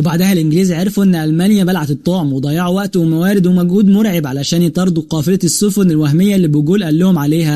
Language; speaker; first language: Arabic; native; Arabic